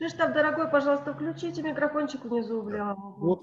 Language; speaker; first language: Russian; native; Russian